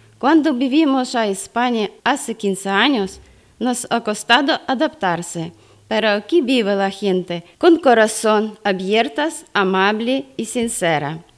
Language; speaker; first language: Spanish; non-native, fluent; Ukrainian